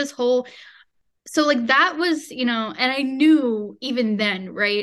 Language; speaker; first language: English; native; English